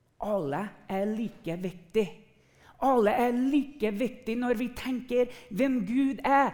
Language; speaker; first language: Norwegian; non-native, fluent; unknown